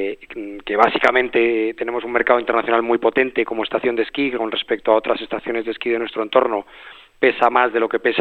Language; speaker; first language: Spanish; native; Spanish